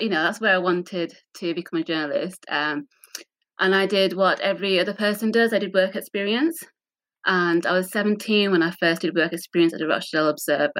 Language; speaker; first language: English; native; English